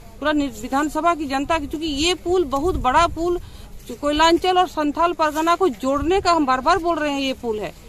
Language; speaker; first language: Hindi; native; Hindi